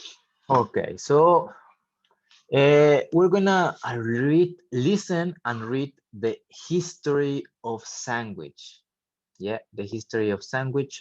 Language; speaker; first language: English; non-native, fluent; Spanish